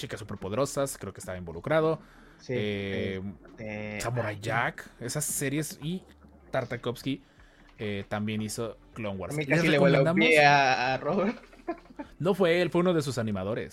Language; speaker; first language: Spanish; native; Spanish